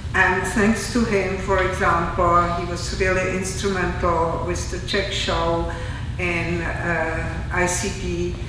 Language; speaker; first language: English; non-native, fluent; Czech